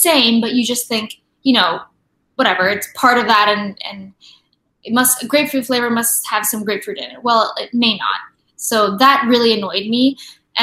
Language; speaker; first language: English; non-native, local second language; Filipino